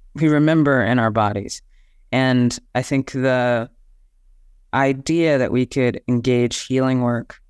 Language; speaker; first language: English; native; English